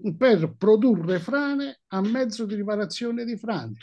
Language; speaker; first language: Italian; native; Italian